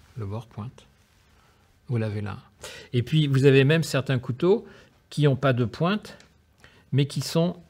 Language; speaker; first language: French; native; French